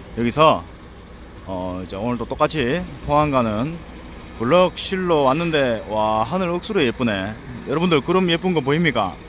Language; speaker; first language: Korean; native; Korean